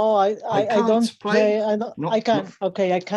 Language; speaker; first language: English; non-native, learner; Spanish